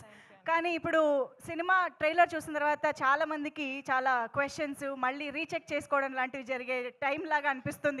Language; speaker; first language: Telugu; native; Telugu